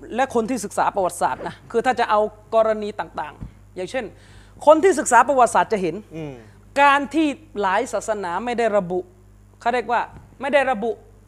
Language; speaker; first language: Thai; native; Thai